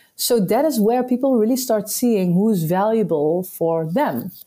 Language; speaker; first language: English; non-native, fluent; Dutch